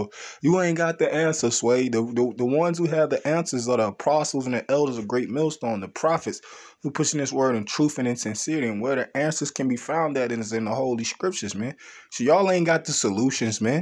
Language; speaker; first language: English; native; English